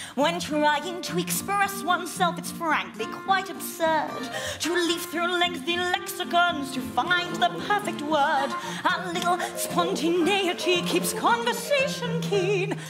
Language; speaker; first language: English; native; English